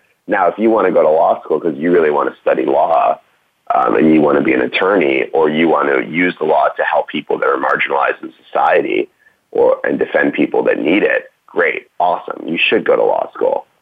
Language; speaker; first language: English; native; English